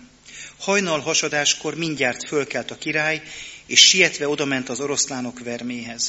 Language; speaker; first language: Hungarian; native; Hungarian